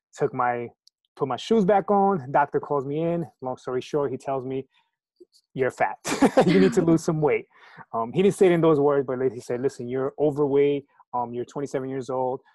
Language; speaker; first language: English; early bilingual, other home language; Spanish